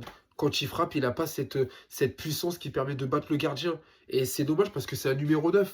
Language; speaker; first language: French; native; French